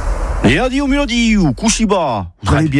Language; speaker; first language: French; native; French